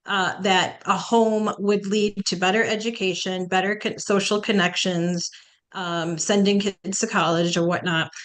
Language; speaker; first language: English; early bilingual, other home language; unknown